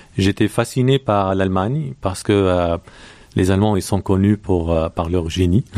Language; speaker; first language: French; non-native, local second language; Arabic